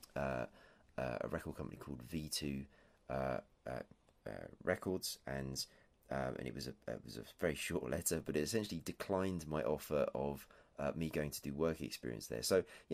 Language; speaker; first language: English; native; English